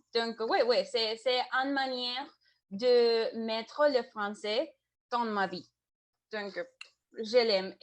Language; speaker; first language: French; non-native, learner; Spanish